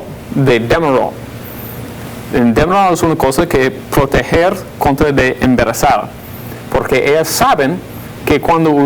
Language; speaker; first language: Spanish; non-native, fluent; English